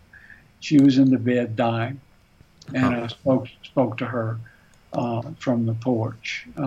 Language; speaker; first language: English; native; English